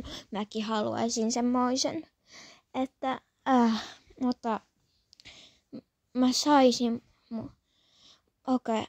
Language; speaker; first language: Finnish; early bilingual, other home language; Polish